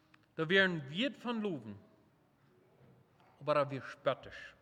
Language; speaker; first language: German; non-native, local second language; Plautdietsch